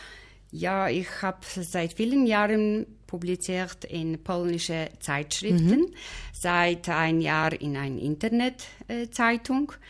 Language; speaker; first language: German; non-native, fluent; Polish